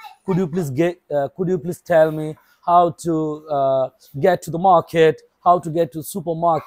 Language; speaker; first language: English; non-native, learner; Bangla